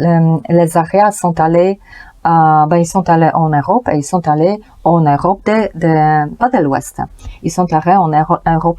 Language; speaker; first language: French; non-native, learner; Polish